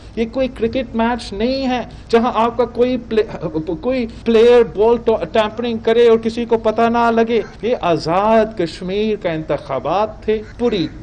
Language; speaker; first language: Urdu; native; Urdu